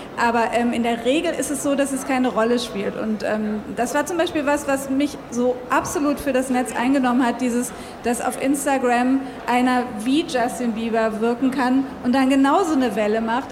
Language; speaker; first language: German; native; German